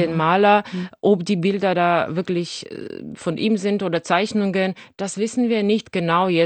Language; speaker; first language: German; non-native, fluent; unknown